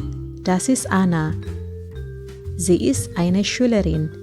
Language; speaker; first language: German; non-native, fluent; Indonesian